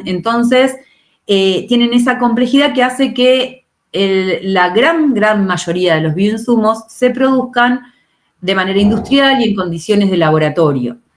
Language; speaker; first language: Spanish; native; Spanish